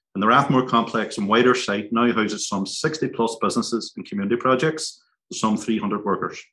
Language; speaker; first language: English; native; English